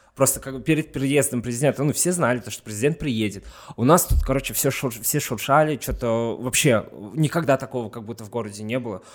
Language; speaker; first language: Russian; native; Russian